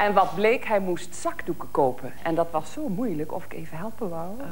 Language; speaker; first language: Dutch; native; Dutch